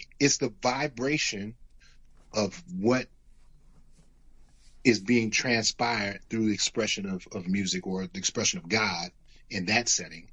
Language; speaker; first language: English; native; English